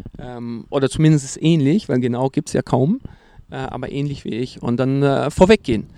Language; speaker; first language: German; non-native, fluent; Portuguese